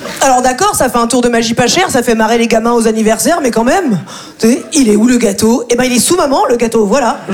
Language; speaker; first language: French; native; French